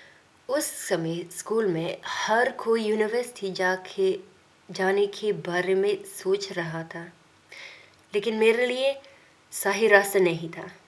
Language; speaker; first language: Hindi; non-native, learner; English